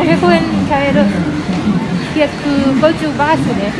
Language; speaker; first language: Japanese; non-native, learner; Thai